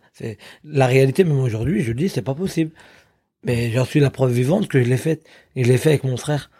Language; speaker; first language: French; native; French